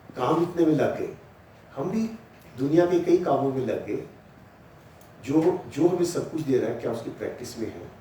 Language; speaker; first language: Hindi; non-native, local second language; Punjabi